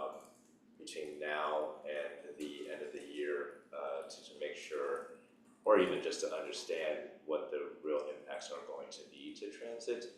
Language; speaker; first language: English; native; English